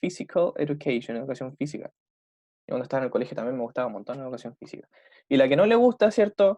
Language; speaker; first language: Spanish; native; Spanish